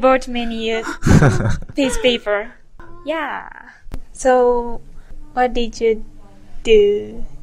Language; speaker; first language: English; non-native, learner; Japanese